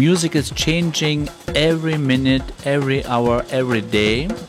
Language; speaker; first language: English; non-native, fluent; Turkish